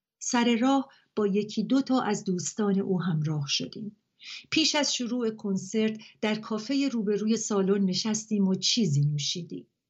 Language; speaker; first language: Persian; native; Persian